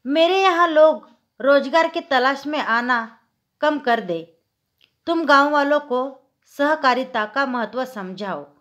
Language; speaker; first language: Hindi; non-native, local second language; Marathi